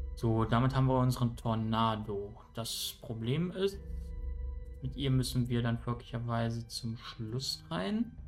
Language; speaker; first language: German; native; German